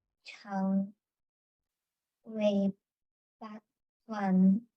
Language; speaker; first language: Chinese; non-native, learner; English